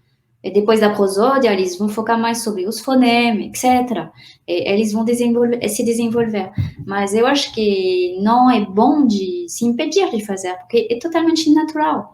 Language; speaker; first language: Portuguese; non-native, fluent; French